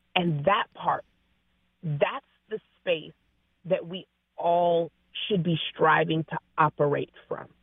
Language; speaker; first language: English; native; English